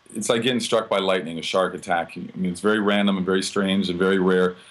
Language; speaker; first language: English; native; English